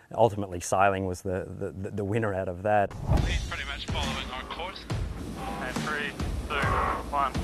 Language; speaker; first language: English; native; English